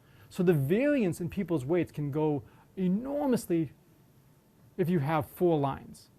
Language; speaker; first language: English; native; English